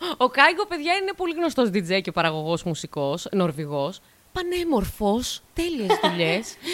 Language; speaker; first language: Greek; native; Greek